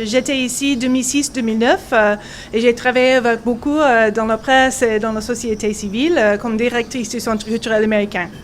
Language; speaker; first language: French; non-native, fluent; English